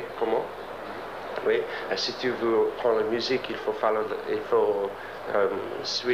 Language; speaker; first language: French; non-native, learner; English